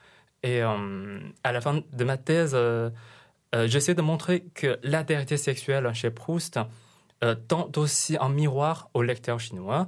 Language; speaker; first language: French; non-native, fluent; Chinese